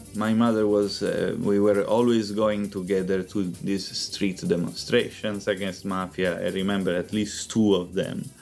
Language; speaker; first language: English; non-native, fluent; Italian